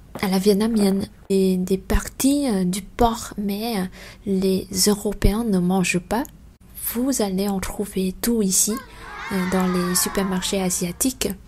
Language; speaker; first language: French; non-native, fluent; Vietnamese